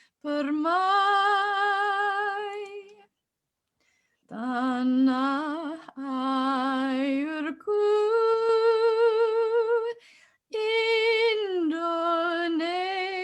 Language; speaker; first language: Indonesian; non-native, fluent; English